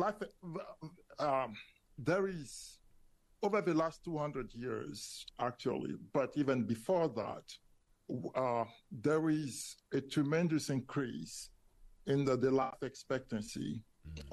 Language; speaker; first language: English; non-native, fluent; French